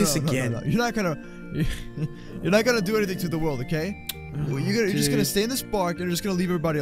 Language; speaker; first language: English; native; English